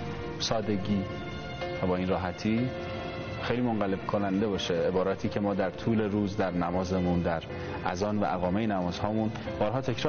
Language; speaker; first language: Persian; native; Persian